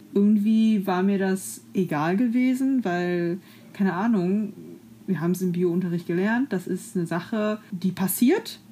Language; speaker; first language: German; native; German